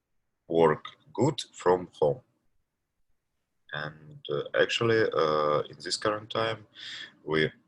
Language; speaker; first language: English; non-native, learner; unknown